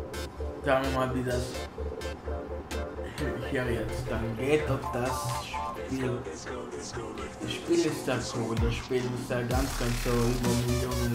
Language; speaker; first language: German; non-native, learner; Italian